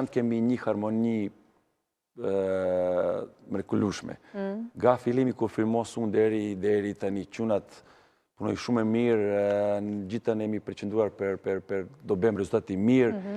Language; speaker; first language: Albanian; non-native, learner; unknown